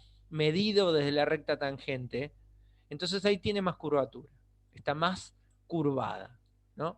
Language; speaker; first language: Spanish; native; Spanish